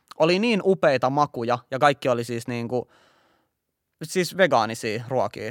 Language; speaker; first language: Finnish; native; Finnish